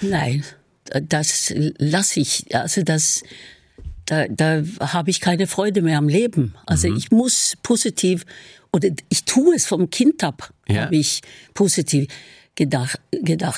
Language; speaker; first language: German; non-native, fluent; Norwegian